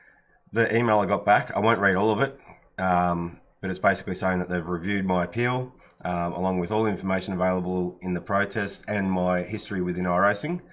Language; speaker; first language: English; native; English